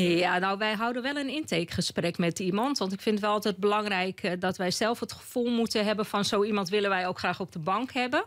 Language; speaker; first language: Dutch; native; Dutch